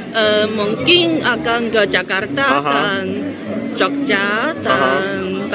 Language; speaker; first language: Indonesian; non-native, fluent; Chinese